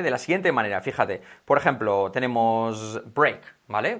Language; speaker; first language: Spanish; native; Spanish